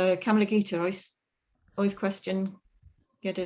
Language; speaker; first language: Welsh; non-native, learner; English